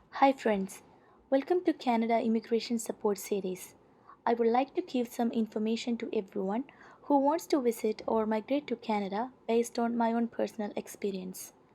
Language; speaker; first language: English; non-native, local second language; Malayalam